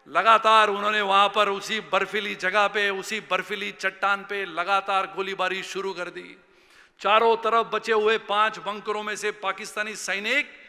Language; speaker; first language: Hindi; non-native, local second language; Marathi